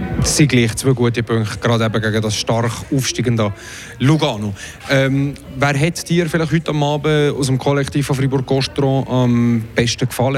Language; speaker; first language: German; native; German